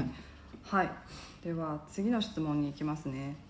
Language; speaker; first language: Japanese; non-native, fluent; Chinese